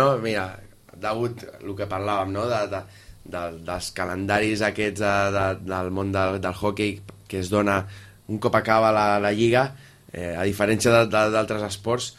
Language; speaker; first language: Catalan; native; Catalan